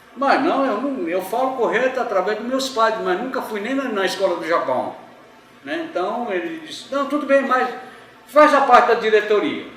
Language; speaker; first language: Portuguese; early bilingual, other home language; Japanese